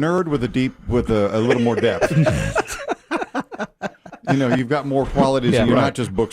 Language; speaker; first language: English; native; English